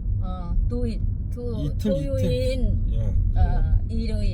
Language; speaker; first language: Korean; non-native, learner; Vietnamese